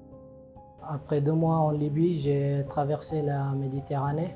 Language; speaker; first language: French; non-native, fluent; Tigrinya